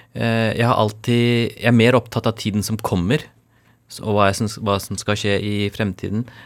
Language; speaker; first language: Norwegian; early bilingual, other home language; Urdu